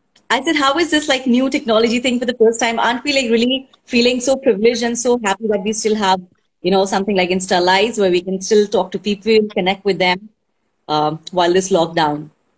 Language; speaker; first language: English; non-native, local second language; Hindi